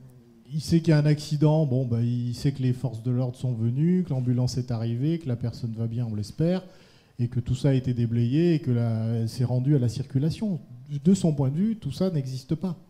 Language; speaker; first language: French; native; French